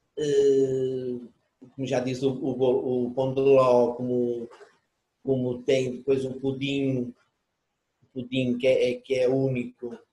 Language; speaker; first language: Portuguese; native; Portuguese